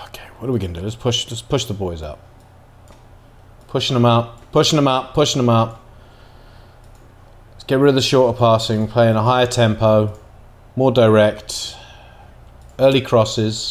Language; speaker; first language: English; native; English